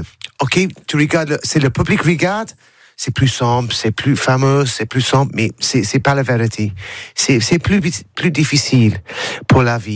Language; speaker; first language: French; non-native, learner; English